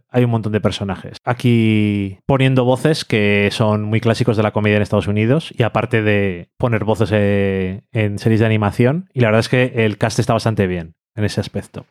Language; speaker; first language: Spanish; native; Spanish